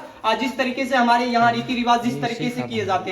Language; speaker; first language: Hindi; native; Hindi